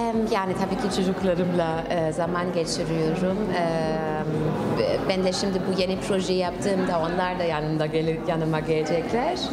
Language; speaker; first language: Turkish; non-native, fluent; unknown